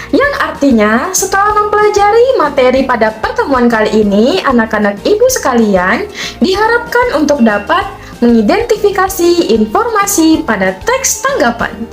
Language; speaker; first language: Indonesian; native; Indonesian